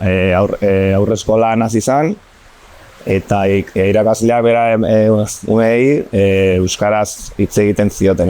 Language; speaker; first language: Basque; non-native, local second language; Spanish